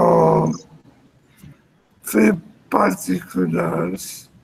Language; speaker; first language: English; non-native, learner; Spanish